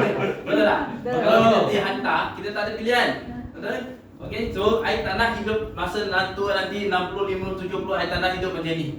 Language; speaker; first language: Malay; non-native, local second language; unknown